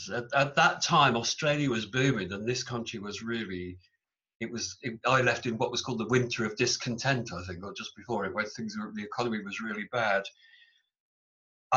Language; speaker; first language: English; native; English